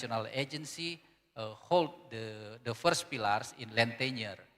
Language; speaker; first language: English; non-native, learner; Indonesian